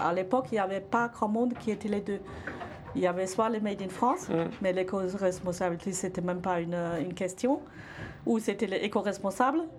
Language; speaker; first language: French; non-native, fluent; German